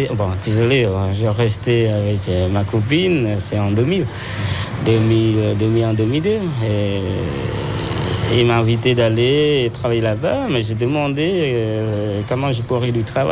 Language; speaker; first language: French; non-native, fluent; Khmer